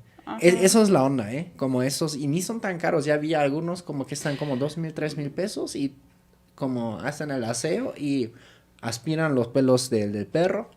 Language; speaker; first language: Spanish; non-native, fluent; German